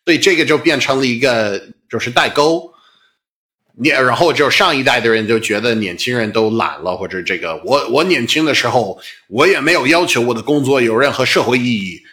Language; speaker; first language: Chinese; non-native, fluent; English